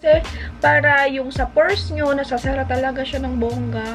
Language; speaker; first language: Filipino; native; Filipino